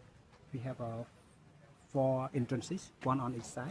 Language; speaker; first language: English; non-native, local second language; Khmer